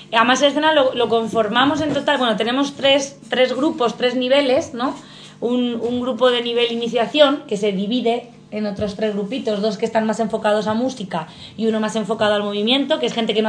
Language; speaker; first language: Spanish; native; Spanish